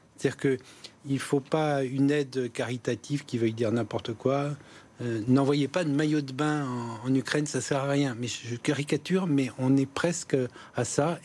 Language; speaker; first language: French; native; French